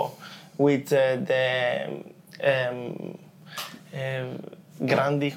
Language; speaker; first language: English; non-native, learner; Italian